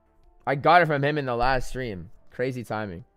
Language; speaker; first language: English; native; English